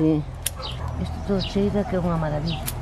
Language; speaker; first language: Spanish; non-native, local second language; Galician